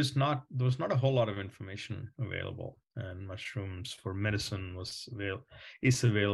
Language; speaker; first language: English; non-native, local second language; Malayalam